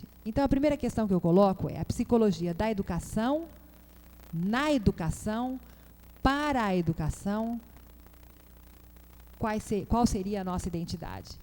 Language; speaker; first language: Portuguese; native; Portuguese